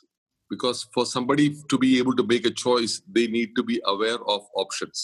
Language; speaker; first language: English; non-native, local second language; Malayalam